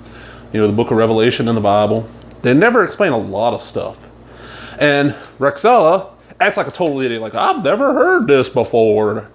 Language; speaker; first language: English; native; English